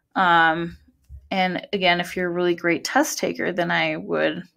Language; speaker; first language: English; native; English